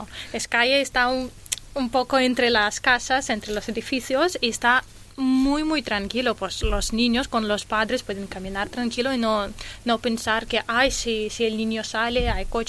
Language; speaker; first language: Spanish; non-native, learner; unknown